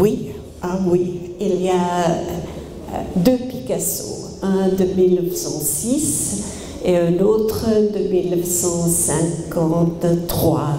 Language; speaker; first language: French; non-native, fluent; German